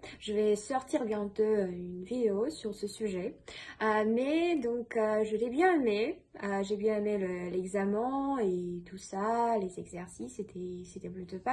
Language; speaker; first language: French; non-native, fluent; Russian